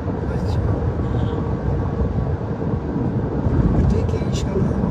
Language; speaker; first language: Hindi; non-native, learner; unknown